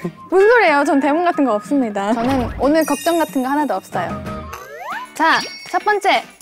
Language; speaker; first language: Korean; native; Korean